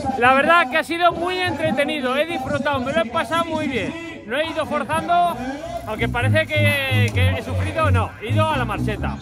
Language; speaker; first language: Spanish; native; Spanish